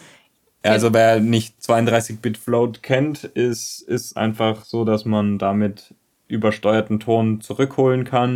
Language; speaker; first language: German; native; German